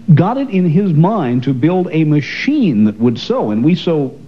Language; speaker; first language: English; native; English